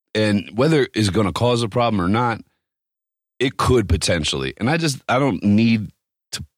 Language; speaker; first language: English; native; English